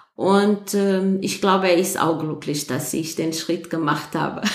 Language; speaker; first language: German; non-native, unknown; Portuguese